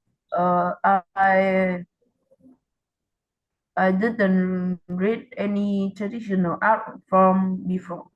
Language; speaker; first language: English; non-native, learner; Vietnamese